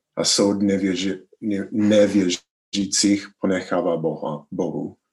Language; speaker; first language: Czech; non-native, learner; English